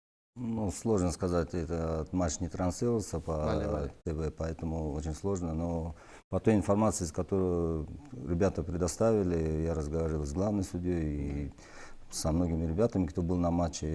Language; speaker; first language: Russian; non-native, local second language; Tajik